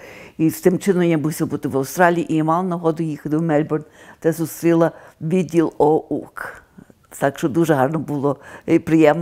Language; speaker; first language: Ukrainian; early bilingual, heritage; Ukrainian